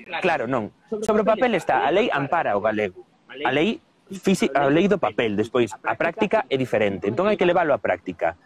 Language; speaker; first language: Galician; non-native, local second language; Spanish